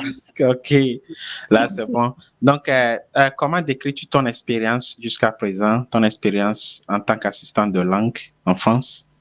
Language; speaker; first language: French; non-native, fluent; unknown